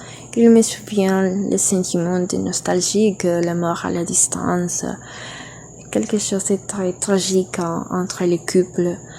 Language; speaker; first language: French; non-native, learner; Spanish